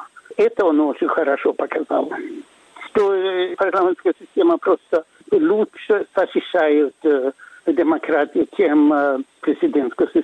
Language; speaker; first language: Russian; non-native, fluent; Swedish